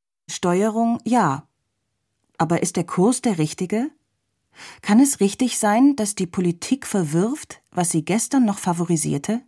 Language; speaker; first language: German; native; German